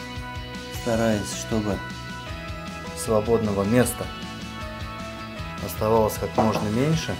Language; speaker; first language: Russian; native; Russian